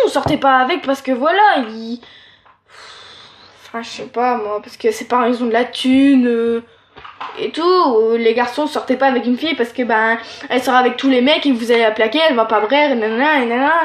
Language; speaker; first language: French; native; French